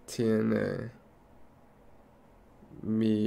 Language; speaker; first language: Spanish; non-native, learner; English